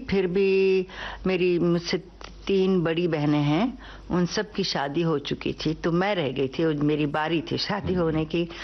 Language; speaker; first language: Hindi; non-native, local second language; Urdu